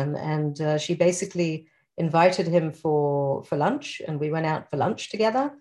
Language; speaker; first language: English; native; English